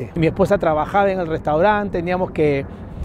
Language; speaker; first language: Spanish; native; Spanish